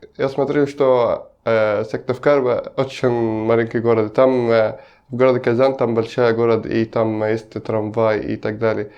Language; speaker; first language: Russian; non-native, learner; Arabic